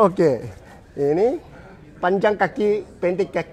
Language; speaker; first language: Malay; non-native, local second language; Chinese